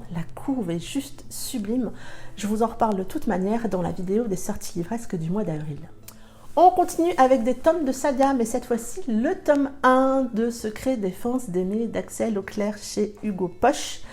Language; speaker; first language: French; native; French